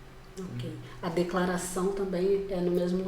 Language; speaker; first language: Portuguese; native; Portuguese